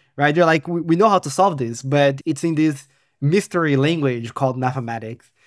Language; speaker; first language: English; non-native, fluent; Portuguese